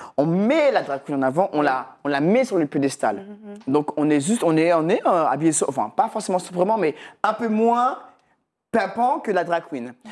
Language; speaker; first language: French; native; French